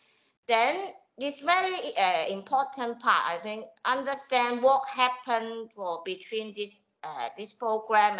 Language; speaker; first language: English; non-native, local second language; Cantonese